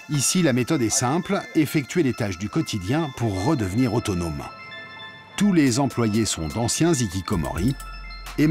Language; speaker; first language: French; native; French